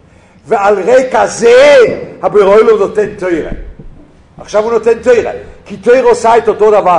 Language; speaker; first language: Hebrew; non-native, fluent; English